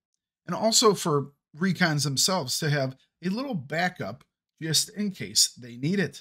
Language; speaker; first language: English; native; English